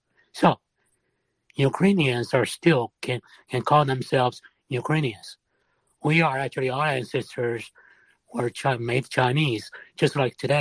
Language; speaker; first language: English; non-native, fluent; Wu Chinese